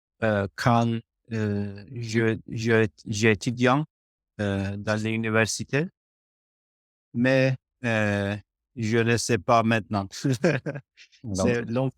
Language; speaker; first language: French; non-native, learner; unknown